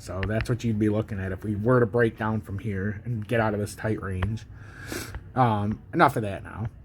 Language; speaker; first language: English; native; English